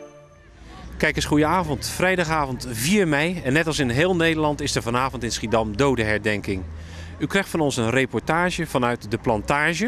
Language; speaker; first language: Dutch; native; Dutch